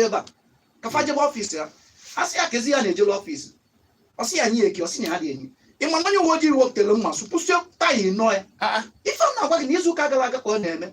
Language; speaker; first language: Igbo; native; Igbo